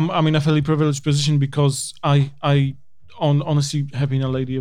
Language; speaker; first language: English; non-native, fluent; Polish